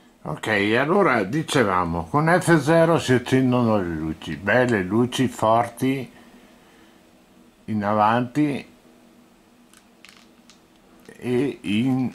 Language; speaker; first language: Italian; native; Italian